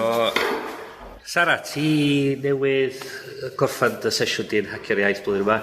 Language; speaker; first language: Welsh; native; Welsh